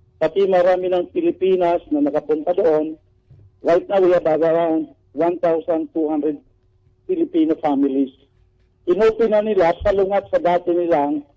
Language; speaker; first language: Filipino; non-native, local second language; Masbatenyo